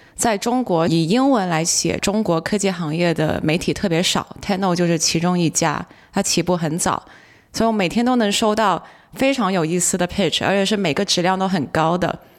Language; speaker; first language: Chinese; non-native, local second language; Cantonese